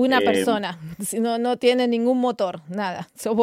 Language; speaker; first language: Spanish; native; Spanish